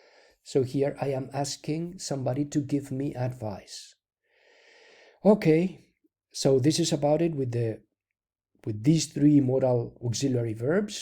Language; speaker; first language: English; non-native, fluent; Spanish